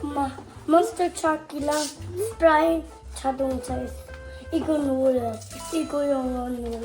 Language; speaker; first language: Korean; early bilingual, heritage; Korean